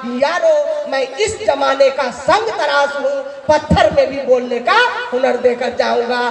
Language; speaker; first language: Hindi; native; Hindi